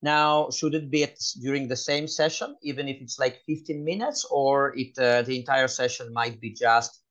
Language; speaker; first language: English; non-native, fluent; Hebrew